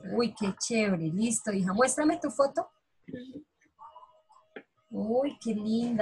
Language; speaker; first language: Spanish; native; Spanish